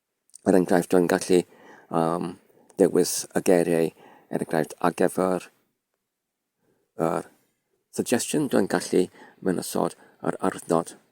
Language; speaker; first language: Welsh; non-native, fluent; English